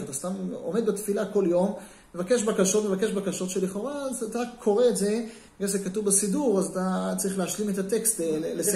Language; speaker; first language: Hebrew; native; Hebrew